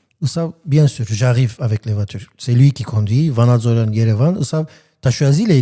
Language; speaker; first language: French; non-native, learner; Armenian